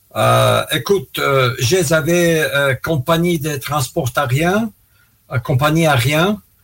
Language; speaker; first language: French; non-native, fluent; Russian